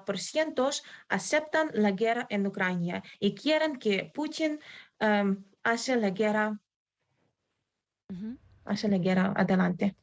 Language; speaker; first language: Spanish; non-native, learner; Ukrainian